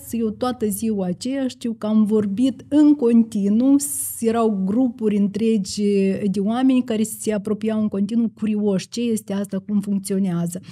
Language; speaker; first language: Romanian; native; Romanian